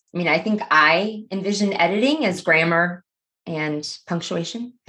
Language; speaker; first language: English; native; English